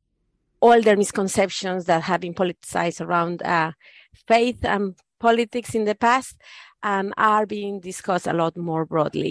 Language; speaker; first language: English; non-native, fluent; Spanish